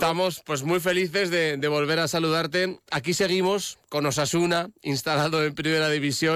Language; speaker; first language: Spanish; native; Spanish